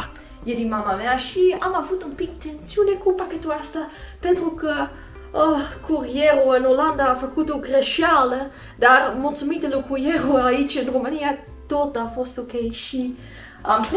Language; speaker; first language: Romanian; non-native, learner; Dutch